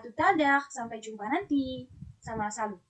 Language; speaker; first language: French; non-native, learner; Indonesian